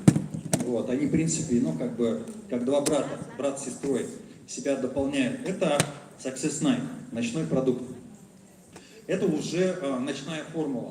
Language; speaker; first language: Russian; native; Russian